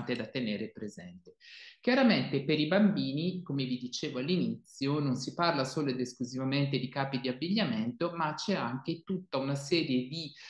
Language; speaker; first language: Italian; native; Italian